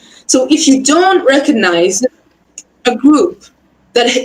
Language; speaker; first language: English; non-native, fluent; Hebrew